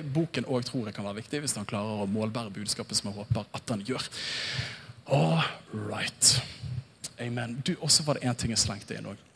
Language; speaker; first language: Norwegian; native; Norwegian